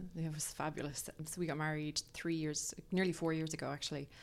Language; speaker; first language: English; native; English